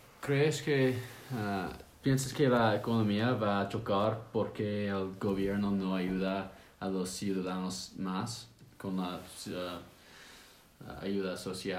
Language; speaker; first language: Spanish; non-native, learner; English